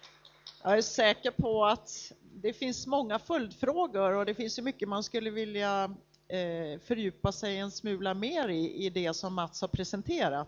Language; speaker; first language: Swedish; native; Swedish